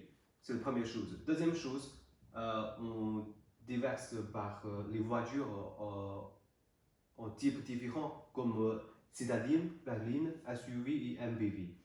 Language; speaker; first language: French; non-native, learner; Chinese